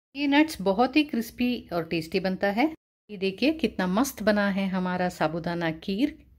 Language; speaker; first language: Hindi; non-native, local second language; Kannada